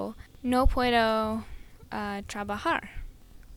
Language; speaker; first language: Spanish; non-native, learner; English